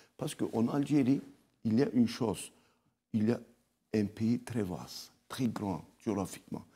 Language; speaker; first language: French; non-native, local second language; Arabic